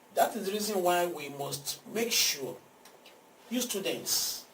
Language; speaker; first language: English; non-native, local second language; Yoruba